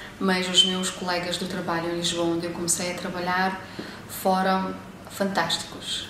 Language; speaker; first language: Portuguese; non-native, fluent; Romanian